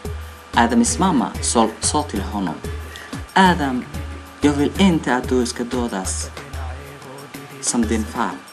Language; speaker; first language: Swedish; non-native, learner; Somali